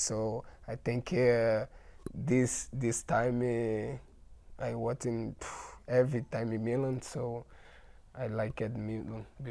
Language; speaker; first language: English; non-native, learner; Portuguese